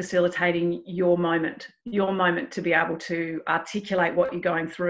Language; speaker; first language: English; native; English